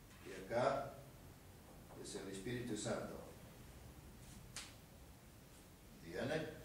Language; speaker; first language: Spanish; non-native, fluent; English